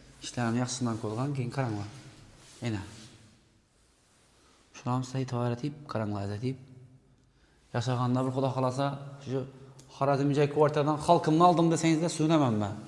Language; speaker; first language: Uzbek; native; Uzbek